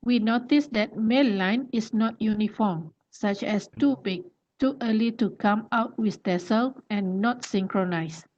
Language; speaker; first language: English; non-native, fluent; Malay